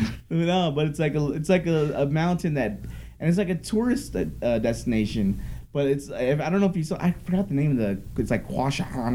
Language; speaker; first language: English; native; English